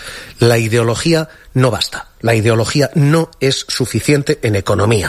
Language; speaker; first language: Spanish; native; Spanish